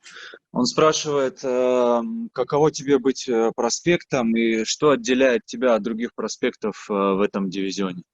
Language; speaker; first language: Russian; native; Russian